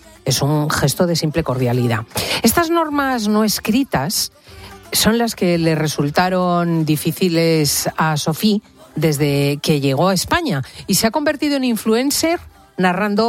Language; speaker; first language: Spanish; native; Spanish